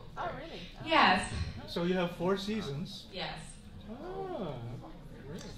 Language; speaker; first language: English; non-native, fluent; Spanish